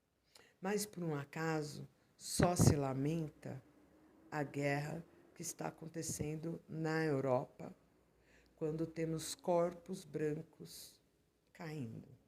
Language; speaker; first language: Portuguese; native; Portuguese